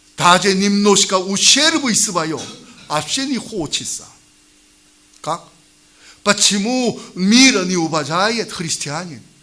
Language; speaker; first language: Russian; non-native, learner; Korean